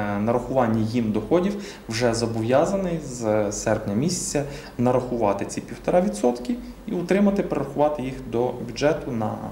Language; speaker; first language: Ukrainian; native; Ukrainian